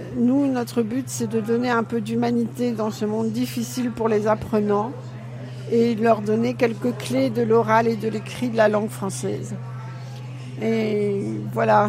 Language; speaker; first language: French; native; French